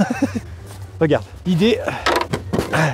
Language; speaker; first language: French; native; French